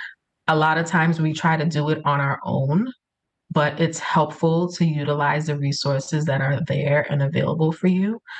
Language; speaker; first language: English; early bilingual, other home language; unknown